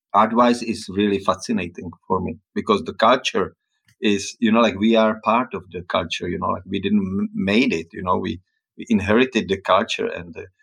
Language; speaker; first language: English; non-native, fluent; Czech